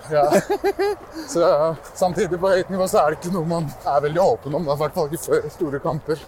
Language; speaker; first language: Norwegian; early bilingual, other home language; Persian